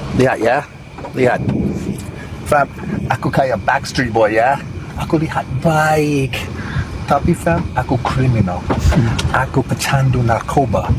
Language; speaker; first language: Indonesian; non-native, learner; English